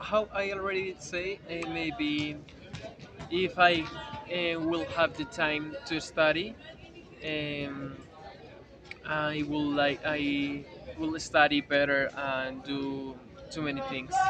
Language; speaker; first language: English; non-native, learner; Spanish